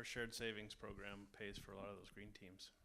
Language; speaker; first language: English; native; English